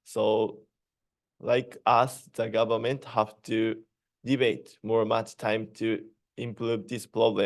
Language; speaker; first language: English; non-native, learner; Japanese